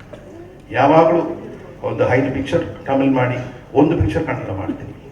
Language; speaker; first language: Kannada; non-native, learner; Tamil